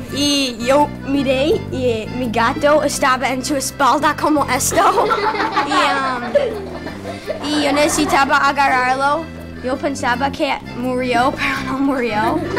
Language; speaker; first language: Spanish; non-native, local second language; English